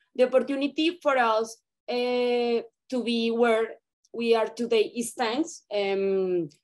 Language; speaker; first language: English; non-native, learner; Spanish